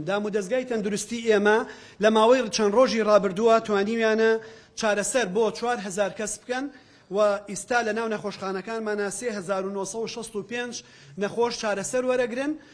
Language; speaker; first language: Central Kurdish; native; Central Kurdish